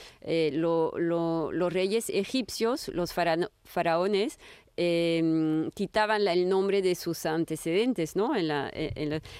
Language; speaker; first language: Spanish; non-native, fluent; French